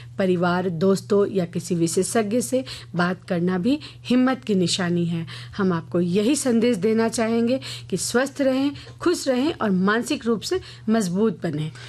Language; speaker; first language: Hindi; native; Hindi